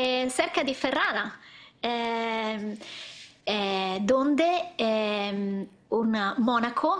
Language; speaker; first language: Spanish; non-native, learner; Italian